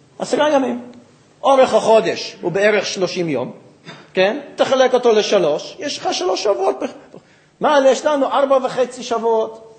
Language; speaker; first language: Hebrew; non-native, fluent; English